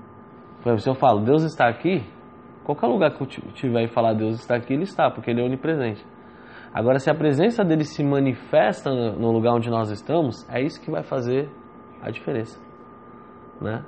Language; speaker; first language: Portuguese; native; Portuguese